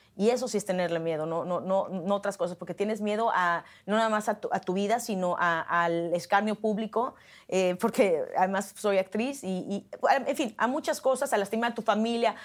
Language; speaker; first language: Spanish; native; Spanish